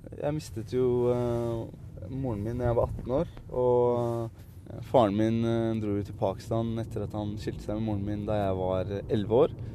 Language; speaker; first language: Norwegian; early bilingual, other home language; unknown